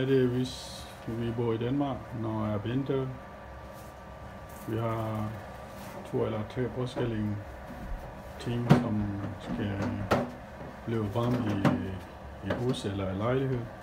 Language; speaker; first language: Danish; non-native, learner; Achinese